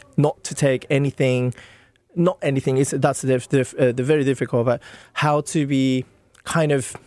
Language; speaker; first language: English; non-native, fluent; Japanese